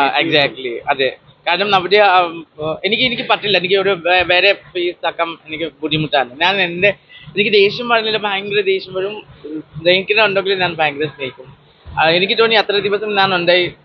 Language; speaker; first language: Malayalam; non-native, local second language; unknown